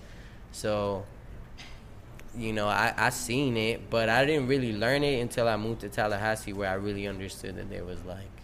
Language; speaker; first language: English; early bilingual, other home language; Spanish